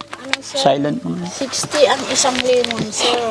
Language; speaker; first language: Filipino; non-native, local second language; Pangasinan